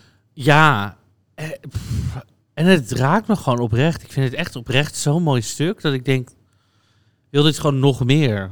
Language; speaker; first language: Dutch; native; Dutch